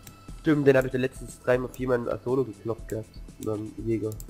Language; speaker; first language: German; native; German